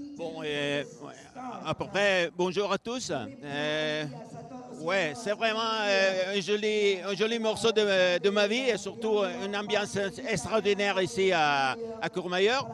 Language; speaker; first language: French; non-native, local second language; Italian